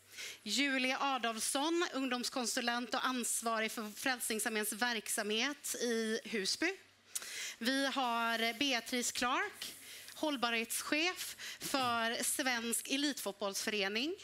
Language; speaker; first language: Swedish; native; Swedish